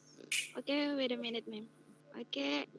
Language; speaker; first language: English; non-native, fluent; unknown